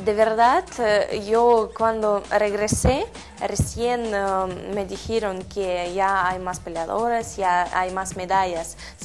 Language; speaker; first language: Spanish; non-native, learner; Russian